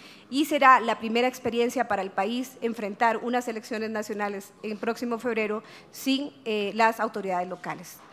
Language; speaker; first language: Spanish; native; Spanish